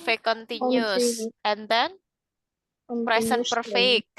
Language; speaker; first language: English; non-native, fluent; Indonesian